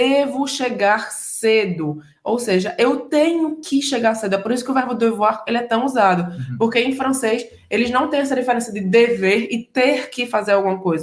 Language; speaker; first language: Portuguese; native; Portuguese